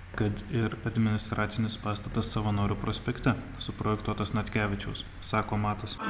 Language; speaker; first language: Lithuanian; native; Lithuanian